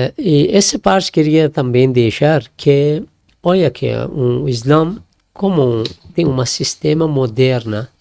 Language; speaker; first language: Portuguese; non-native, learner; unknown